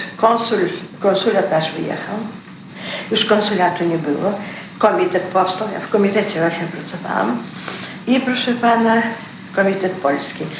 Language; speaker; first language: Polish; early bilingual, heritage; Polish